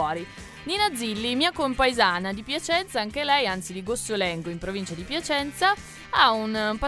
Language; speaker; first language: Italian; native; Italian